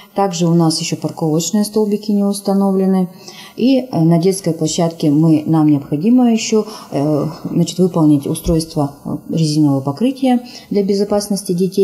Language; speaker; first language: Russian; native; Russian